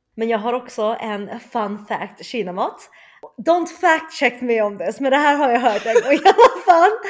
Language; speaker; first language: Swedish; early bilingual, other home language; Chinese